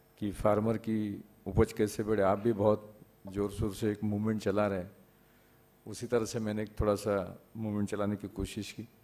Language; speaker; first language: Hindi; non-native, local second language; Marathi